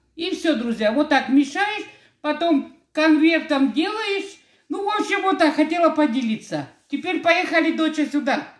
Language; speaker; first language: Russian; non-native, local second language; Georgian